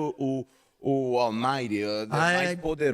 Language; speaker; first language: Portuguese; non-native, learner; Spanish